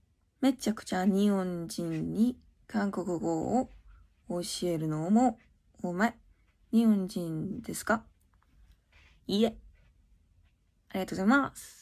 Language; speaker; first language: Japanese; non-native, learner; Korean